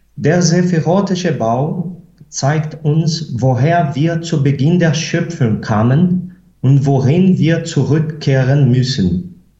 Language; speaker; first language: German; non-native, fluent; Portuguese